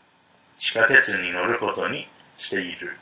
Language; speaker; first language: Japanese; non-native, fluent; English